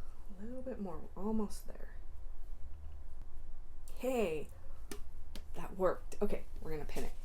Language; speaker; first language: English; native; English